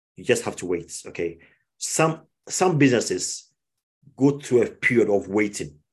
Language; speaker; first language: English; non-native, local second language; Akan